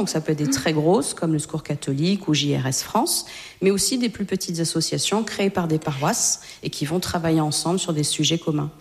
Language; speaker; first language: French; native; French